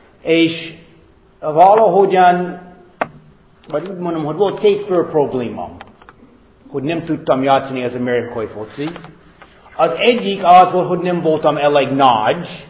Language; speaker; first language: Hungarian; non-native, fluent; English